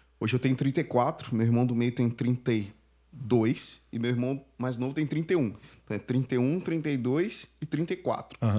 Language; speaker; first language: Portuguese; early bilingual, other home language; Spanish